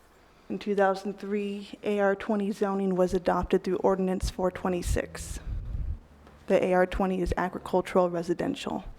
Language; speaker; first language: English; native; English